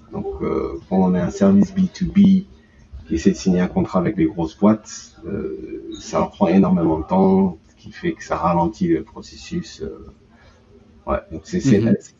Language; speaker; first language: French; early bilingual, heritage; French